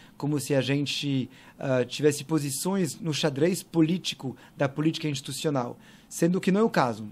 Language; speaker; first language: Portuguese; non-native, fluent; French